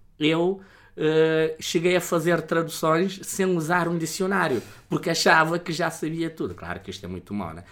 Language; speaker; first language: Portuguese; non-native, local second language; Kabuverdianu